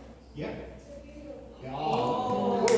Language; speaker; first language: English; native; English